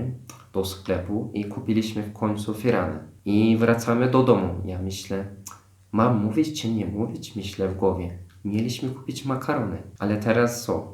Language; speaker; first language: Polish; non-native, fluent; Turkish